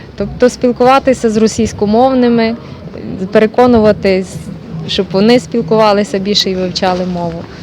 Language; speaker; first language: Ukrainian; native; Ukrainian